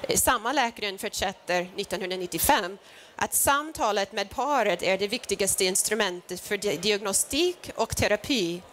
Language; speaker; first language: Swedish; non-native, fluent; English